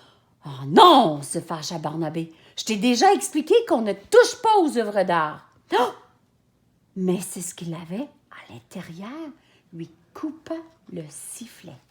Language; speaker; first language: French; native; French